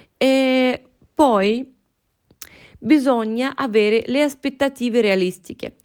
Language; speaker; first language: Italian; non-native, fluent; Russian